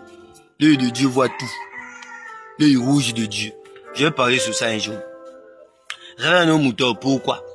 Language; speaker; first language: French; non-native, local second language; Lingala